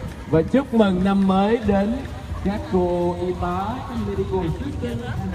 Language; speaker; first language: Vietnamese; native; Vietnamese